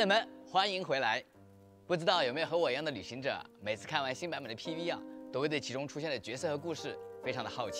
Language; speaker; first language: Chinese; native; Chinese